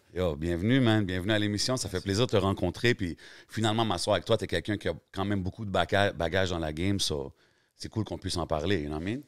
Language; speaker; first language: French; native; French